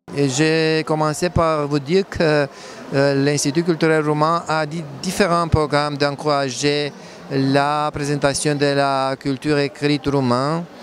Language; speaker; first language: French; non-native, fluent; Romanian